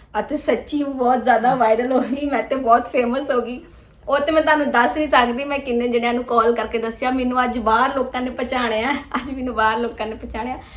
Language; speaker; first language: Punjabi; early bilingual, heritage; Punjabi